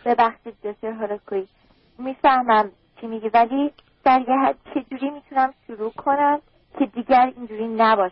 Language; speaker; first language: Persian; early bilingual, heritage; Persian